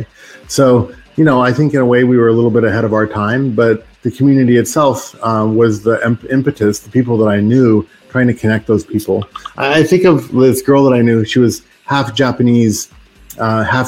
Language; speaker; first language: English; native; English